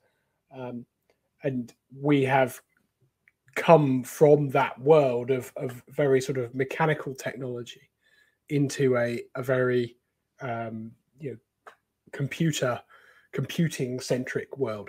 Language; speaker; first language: English; native; English